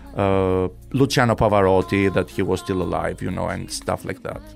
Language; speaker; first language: English; non-native, fluent; Greek